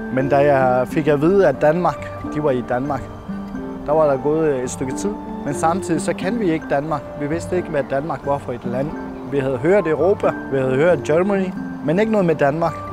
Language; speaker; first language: Danish; non-native, fluent; Persian